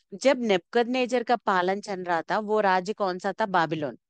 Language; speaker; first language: Hindi; non-native, local second language; Telugu